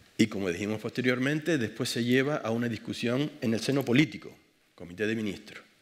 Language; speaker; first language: Spanish; native; Spanish